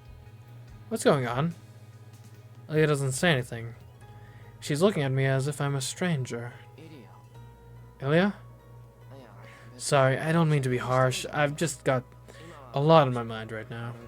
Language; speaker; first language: English; native; English